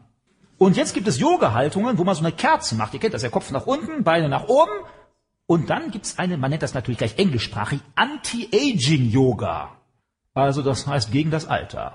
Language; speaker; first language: German; native; German